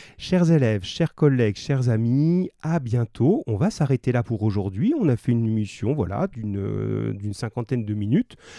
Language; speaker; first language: French; native; French